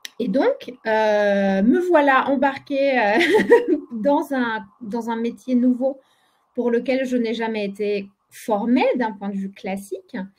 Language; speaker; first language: French; non-native, fluent; Polish